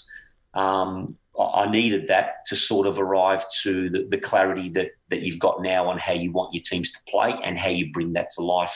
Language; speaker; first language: English; native; English